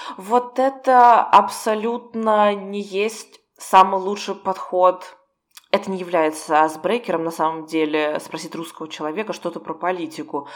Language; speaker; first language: Russian; native; Russian